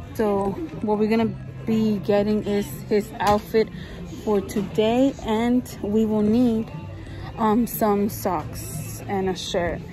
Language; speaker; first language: English; early bilingual, other home language; Spanish